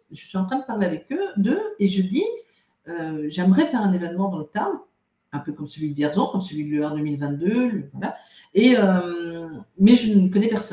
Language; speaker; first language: French; native; French